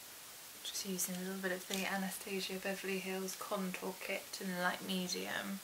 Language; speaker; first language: English; native; English